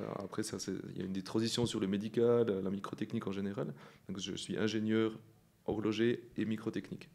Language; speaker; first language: French; native; French